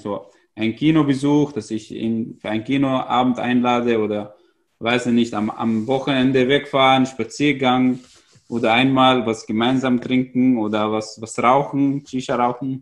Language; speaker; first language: German; non-native, fluent; Arabic